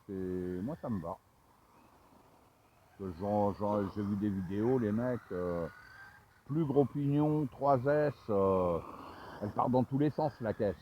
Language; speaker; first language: French; native; French